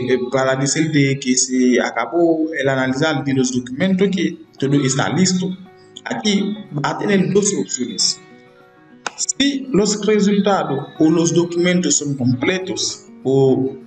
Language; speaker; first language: Spanish; non-native, learner; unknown